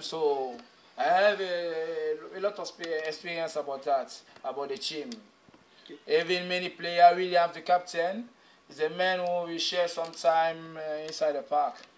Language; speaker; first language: English; non-native, local second language; French